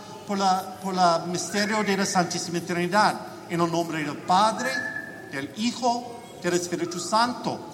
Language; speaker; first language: Spanish; non-native, learner; English